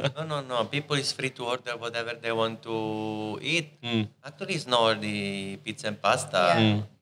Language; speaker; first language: English; non-native, fluent; Italian